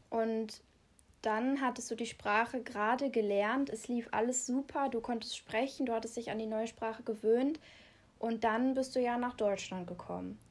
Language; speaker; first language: German; native; German